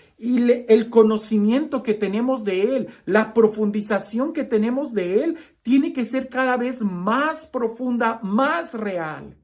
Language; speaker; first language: Spanish; native; Spanish